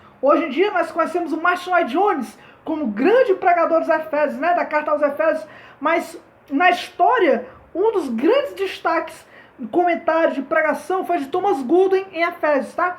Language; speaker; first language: Portuguese; native; Portuguese